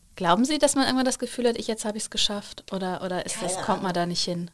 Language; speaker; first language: German; native; German